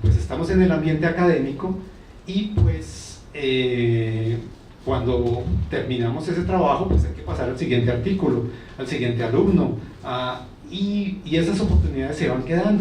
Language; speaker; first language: Spanish; native; Spanish